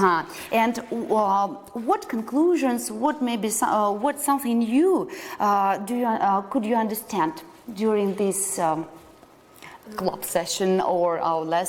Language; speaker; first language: English; non-native, fluent; Russian